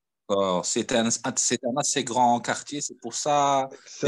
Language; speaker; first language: French; non-native, fluent; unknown